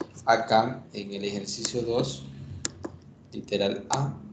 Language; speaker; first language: Spanish; native; Spanish